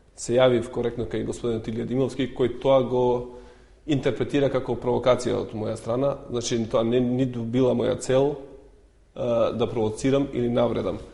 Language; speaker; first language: Macedonian; non-native, local second language; Albanian